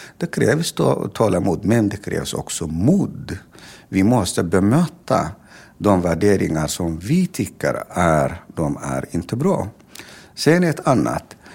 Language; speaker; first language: Swedish; non-native, fluent; Tigrinya